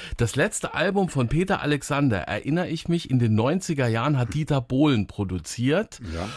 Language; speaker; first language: German; native; German